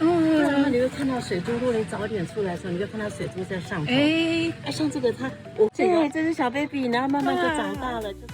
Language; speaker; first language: Chinese; native; Chinese